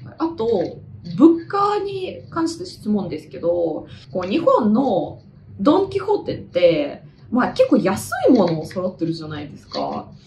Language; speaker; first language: Japanese; native; Japanese